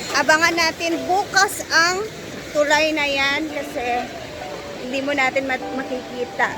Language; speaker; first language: Filipino; non-native, local second language; Cebuano